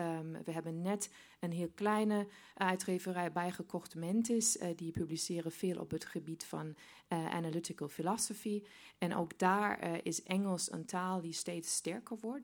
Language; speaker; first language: Dutch; non-native, fluent; German